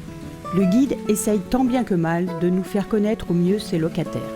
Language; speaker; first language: French; native; French